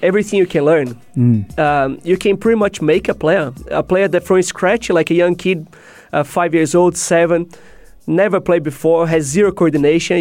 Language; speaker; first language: English; non-native, fluent; Portuguese